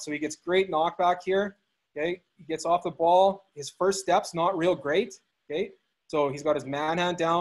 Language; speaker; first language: English; native; English